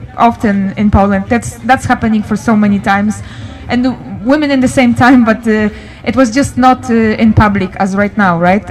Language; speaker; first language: English; non-native, learner; Polish